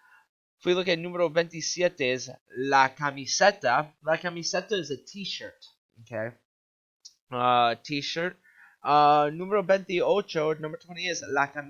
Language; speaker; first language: Spanish; non-native, learner; English